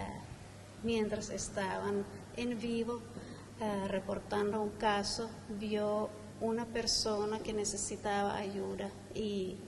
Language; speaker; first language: Spanish; non-native, fluent; Finnish